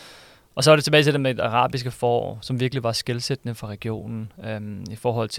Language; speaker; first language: Danish; native; Danish